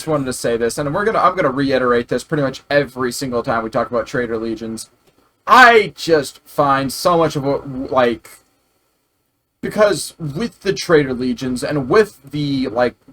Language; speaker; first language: English; native; English